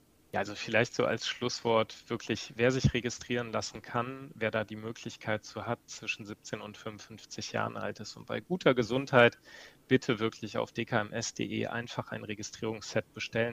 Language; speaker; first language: German; native; German